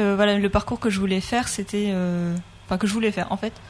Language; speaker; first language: French; native; French